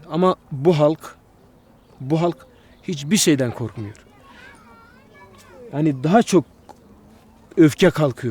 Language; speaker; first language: Turkish; non-native, local second language; Kurdish